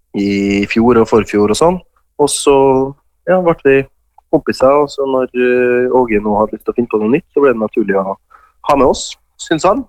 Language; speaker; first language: Norwegian; native; Norwegian